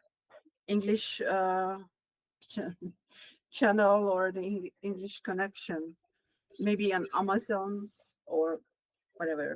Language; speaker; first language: English; non-native, learner; Hungarian